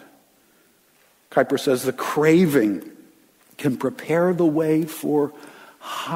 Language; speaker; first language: English; native; English